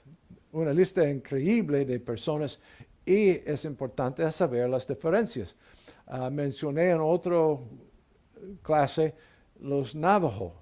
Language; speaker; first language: Spanish; non-native, learner; English